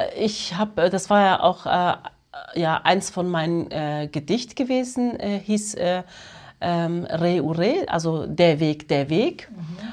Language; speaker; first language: German; early bilingual, other home language; Kurdish